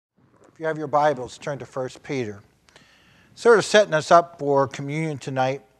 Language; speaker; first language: English; native; English